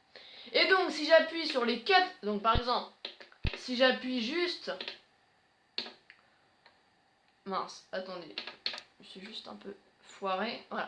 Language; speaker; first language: French; native; French